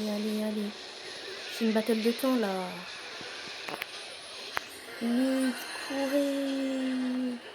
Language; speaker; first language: French; native; French